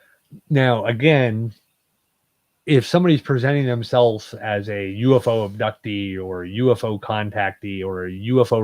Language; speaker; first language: English; native; English